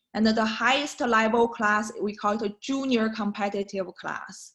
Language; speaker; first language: English; non-native, learner; Chinese